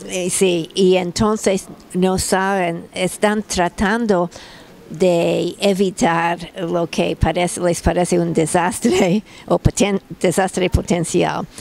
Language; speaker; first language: Spanish; non-native, fluent; English